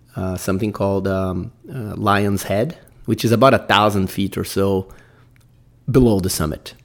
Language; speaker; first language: English; non-native, fluent; Portuguese